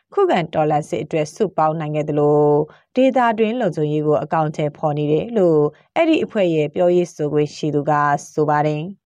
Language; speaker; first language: Burmese; native; Burmese